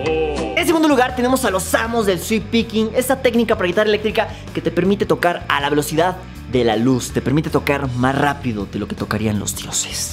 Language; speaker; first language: Spanish; native; Spanish